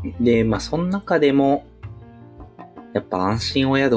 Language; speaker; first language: Japanese; native; Japanese